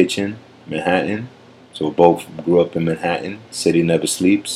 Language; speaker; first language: English; native; English